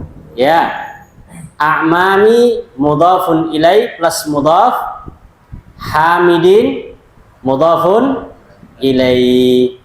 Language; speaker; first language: Arabic; non-native, fluent; Indonesian